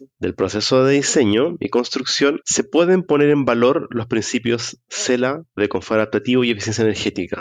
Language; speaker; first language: Spanish; native; Spanish